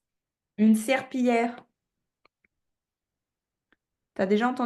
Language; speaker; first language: French; native; French